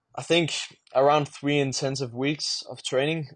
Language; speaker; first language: English; non-native, fluent; Danish